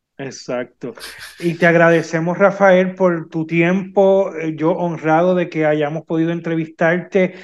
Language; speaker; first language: Spanish; native; Spanish